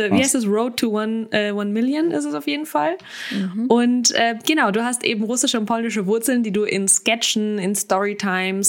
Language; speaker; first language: German; early bilingual, other home language; Russian